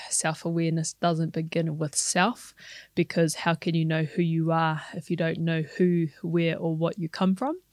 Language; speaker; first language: English; non-native, local second language; Māori